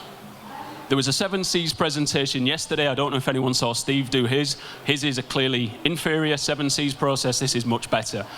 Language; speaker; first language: English; native; English